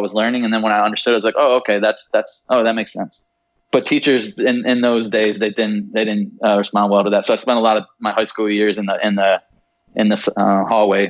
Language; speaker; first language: English; native; English